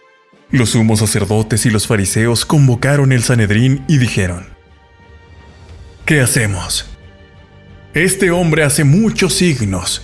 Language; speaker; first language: Spanish; native; Spanish